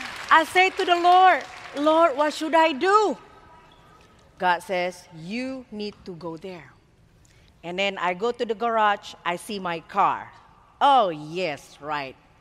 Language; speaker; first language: English; non-native, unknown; Indonesian